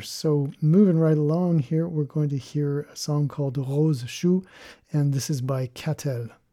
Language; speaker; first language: English; native; English